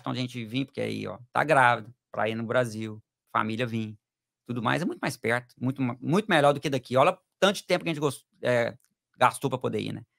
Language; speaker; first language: Portuguese; native; Portuguese